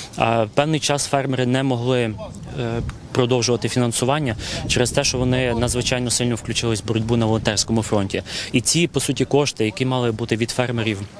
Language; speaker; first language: Ukrainian; native; Ukrainian